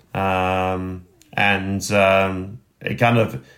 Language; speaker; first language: English; native; English